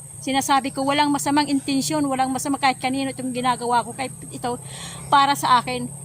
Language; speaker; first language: Filipino; non-native, local second language; Waray